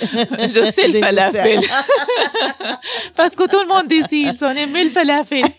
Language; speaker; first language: French; non-native, learner; Arabic